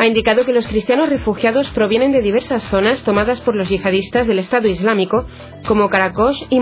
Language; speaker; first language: Spanish; native; Spanish